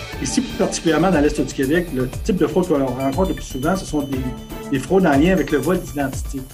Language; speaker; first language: French; native; French